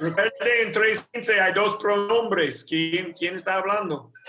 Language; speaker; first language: Spanish; non-native, learner; English